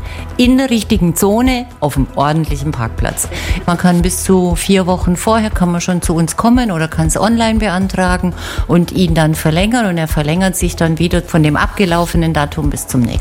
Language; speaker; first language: German; native; German